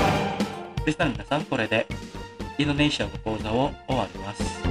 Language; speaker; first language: Japanese; non-native, fluent; Indonesian